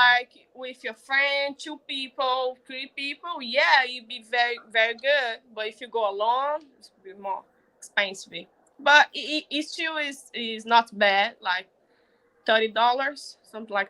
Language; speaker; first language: English; non-native, learner; Portuguese